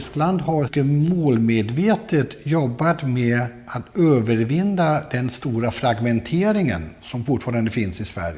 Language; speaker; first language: Swedish; non-native, fluent; German